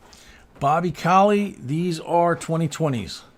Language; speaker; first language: English; native; English